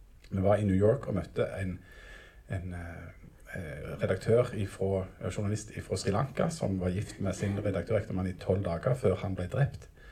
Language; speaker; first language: Norwegian; native; Norwegian